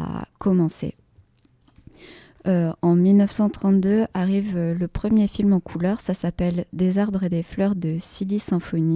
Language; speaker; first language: French; native; French